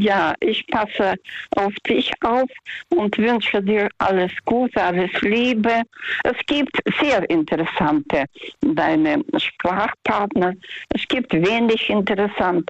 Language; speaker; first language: German; non-native, fluent; Russian